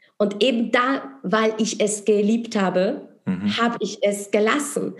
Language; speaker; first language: German; non-native, fluent; Polish